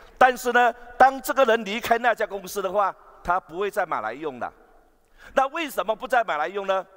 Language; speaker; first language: Chinese; native; Chinese